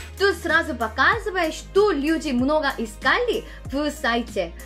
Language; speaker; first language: Russian; non-native, learner; Korean